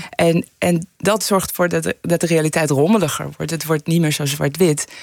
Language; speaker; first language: Dutch; early bilingual, other home language; Persian